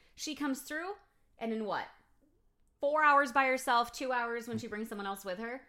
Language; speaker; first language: English; native; English